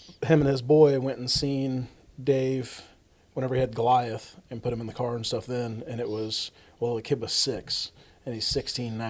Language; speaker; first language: English; native; English